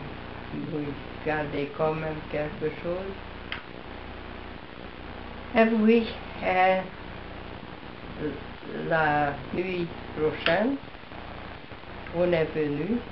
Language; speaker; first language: French; non-native, fluent; Hungarian